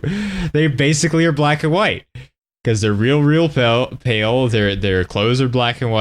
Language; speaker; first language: English; native; English